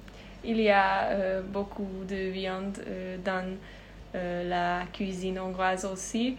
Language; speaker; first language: French; non-native, learner; Hungarian